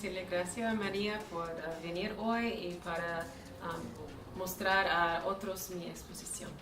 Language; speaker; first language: Spanish; non-native, fluent; English